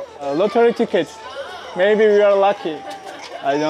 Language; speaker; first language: English; non-native, learner; Georgian